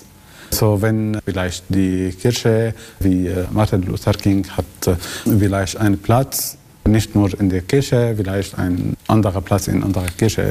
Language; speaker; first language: German; non-native, learner; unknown